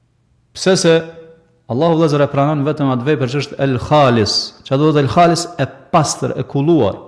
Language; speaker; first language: Albanian; native; Albanian